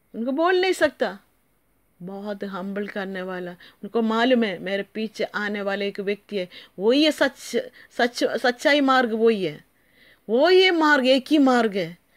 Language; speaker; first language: Hindi; non-native, local second language; Malayalam